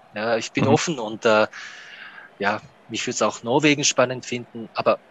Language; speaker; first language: German; non-native, fluent; Japanese